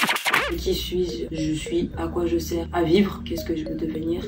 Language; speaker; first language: French; native; French